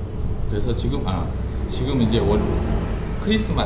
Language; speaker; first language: Korean; native; Korean